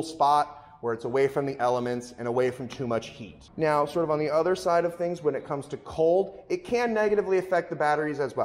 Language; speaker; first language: English; native; English